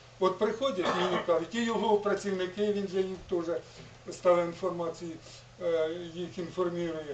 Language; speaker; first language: Ukrainian; native; Ukrainian